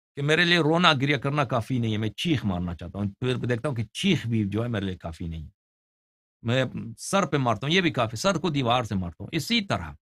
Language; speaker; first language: Urdu; non-native, fluent; Persian